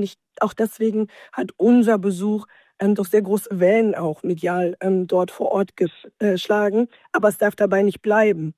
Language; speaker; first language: German; native; German